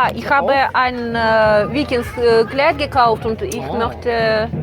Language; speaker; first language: German; non-native, learner; Russian